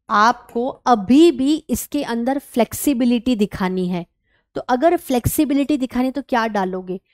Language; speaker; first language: Hindi; native; Hindi